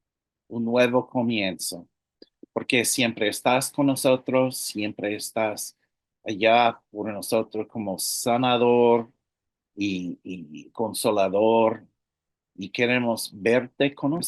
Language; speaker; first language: Spanish; non-native, fluent; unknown